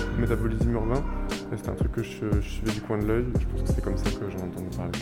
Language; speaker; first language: French; native; French